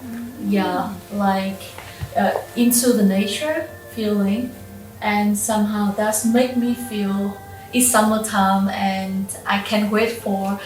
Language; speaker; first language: English; non-native, local second language; Vietnamese